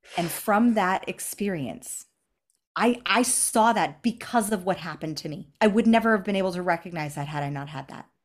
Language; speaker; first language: English; native; English